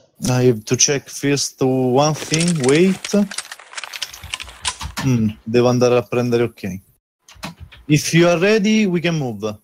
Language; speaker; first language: English; non-native, learner; Italian